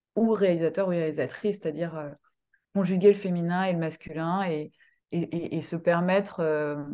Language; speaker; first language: French; early bilingual, other home language; Kinyarwanda